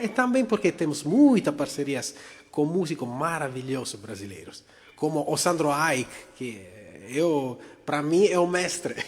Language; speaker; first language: Portuguese; non-native, fluent; Italian